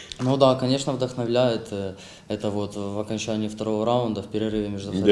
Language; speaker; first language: Russian; non-native, local second language; Ukrainian